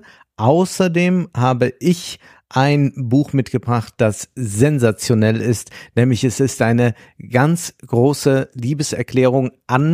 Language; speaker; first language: German; native; German